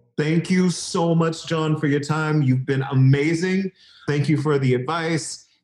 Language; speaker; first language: English; native; English